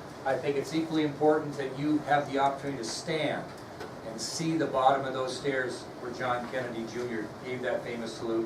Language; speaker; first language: English; native; English